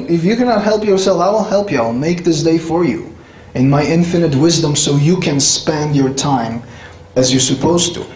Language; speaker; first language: English; non-native, fluent; Polish